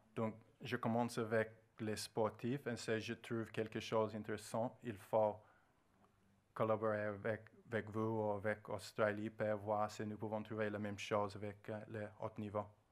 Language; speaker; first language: French; non-native, learner; English